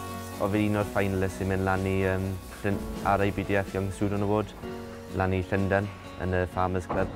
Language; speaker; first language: Welsh; native; Welsh